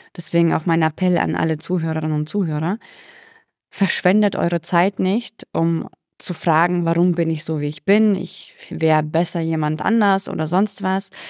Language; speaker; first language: German; early bilingual, other home language; Russian